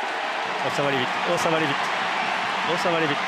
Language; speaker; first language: French; native; French